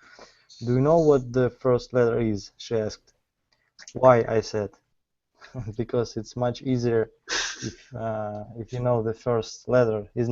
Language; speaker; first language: English; non-native, learner; Russian